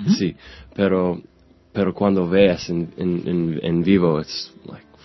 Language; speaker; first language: Spanish; non-native, learner; English